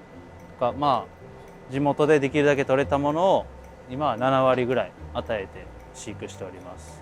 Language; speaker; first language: Japanese; native; Japanese